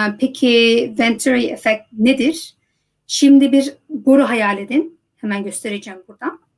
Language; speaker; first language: Turkish; early bilingual, heritage; Turkish